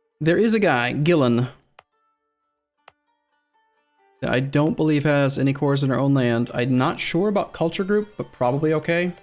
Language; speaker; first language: English; native; English